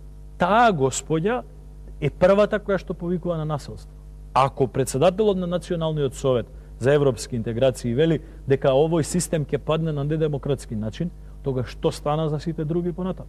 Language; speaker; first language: Macedonian; native; Macedonian